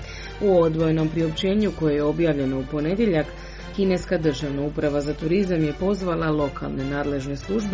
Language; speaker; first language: Croatian; native; Croatian